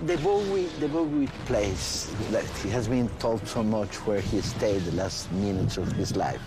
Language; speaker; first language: English; non-native, fluent; Spanish